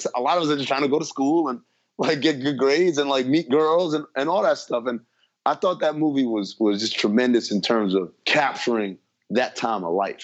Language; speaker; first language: English; native; English